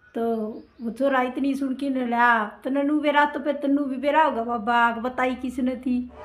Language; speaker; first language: Hindi; native; Hindi